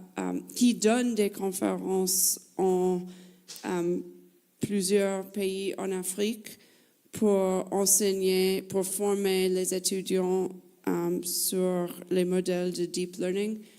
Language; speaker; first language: French; non-native, fluent; English